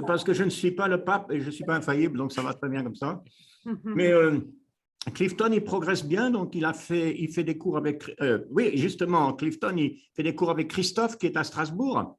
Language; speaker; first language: French; native; French